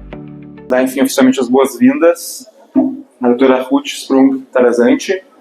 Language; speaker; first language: Portuguese; native; Portuguese